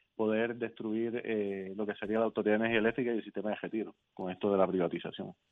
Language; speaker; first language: Spanish; native; Spanish